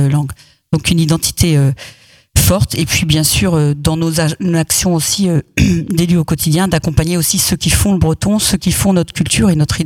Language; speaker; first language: French; native; French